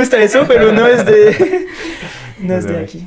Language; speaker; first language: Spanish; non-native, learner; French